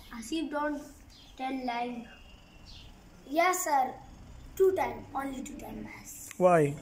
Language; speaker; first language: English; non-native, learner; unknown